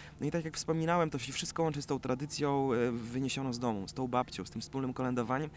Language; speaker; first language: Polish; native; Polish